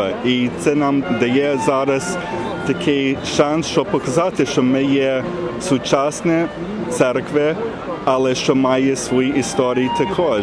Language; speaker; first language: Ukrainian; early bilingual, heritage; Ukrainian